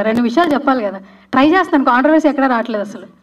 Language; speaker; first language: Telugu; native; Telugu